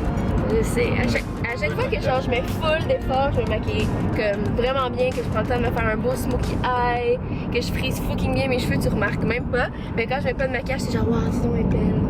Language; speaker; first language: French; native; French